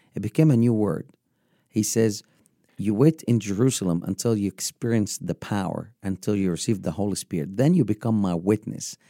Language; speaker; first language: English; non-native, fluent; Arabic